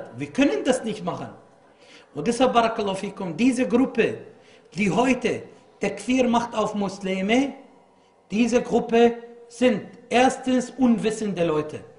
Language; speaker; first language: German; non-native, fluent; Arabic